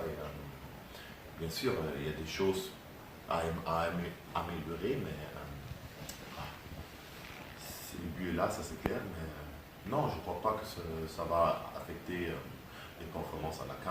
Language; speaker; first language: French; early bilingual, heritage; German